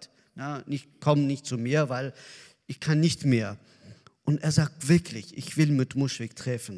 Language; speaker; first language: German; non-native, learner; Azerbaijani